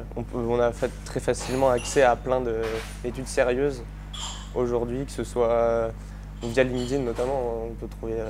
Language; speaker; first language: French; native; French